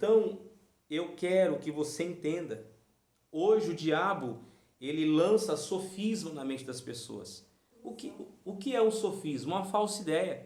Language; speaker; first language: Portuguese; native; Portuguese